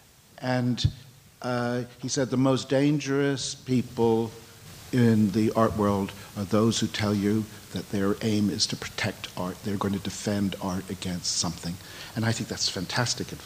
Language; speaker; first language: English; native; English